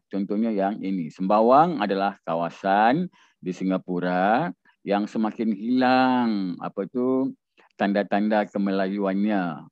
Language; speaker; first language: Malay; native; Malay